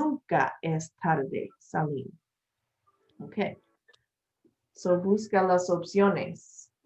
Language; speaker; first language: Spanish; non-native, learner; English